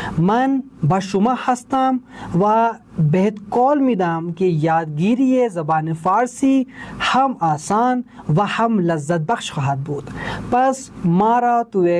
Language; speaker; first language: Persian; non-native, fluent; Urdu